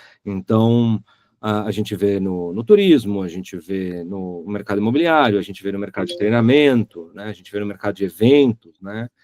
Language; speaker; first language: Portuguese; native; Portuguese